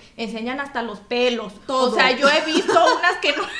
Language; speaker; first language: Spanish; native; Spanish